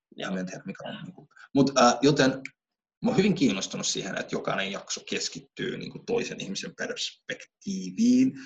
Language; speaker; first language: Finnish; early bilingual, other home language; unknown